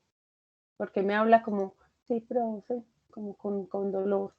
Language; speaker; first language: Spanish; native; Spanish